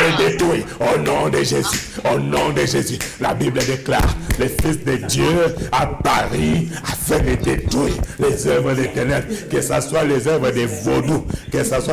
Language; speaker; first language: French; non-native, local second language; Lingala